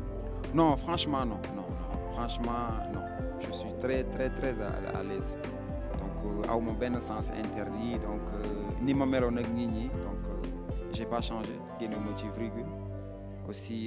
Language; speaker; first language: French; non-native, local second language; Wolof